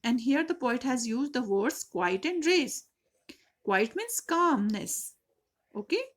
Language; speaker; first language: English; non-native, local second language; Hindi